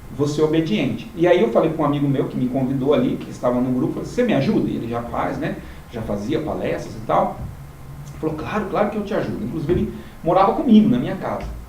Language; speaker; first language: Portuguese; native; Portuguese